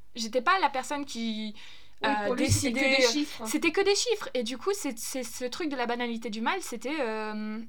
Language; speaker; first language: French; non-native, fluent; German